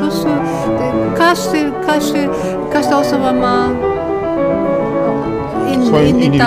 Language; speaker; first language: Polish; non-native, fluent; Japanese